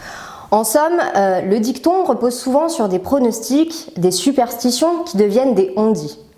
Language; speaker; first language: French; native; French